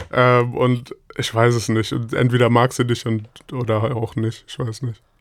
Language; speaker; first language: German; native; German